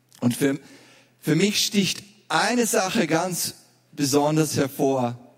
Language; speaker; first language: German; native; German